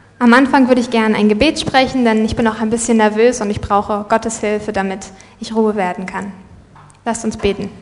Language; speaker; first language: German; native; German